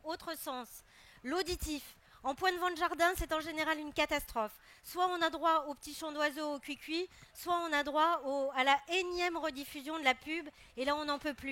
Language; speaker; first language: French; native; French